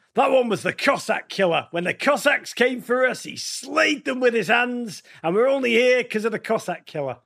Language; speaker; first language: English; native; English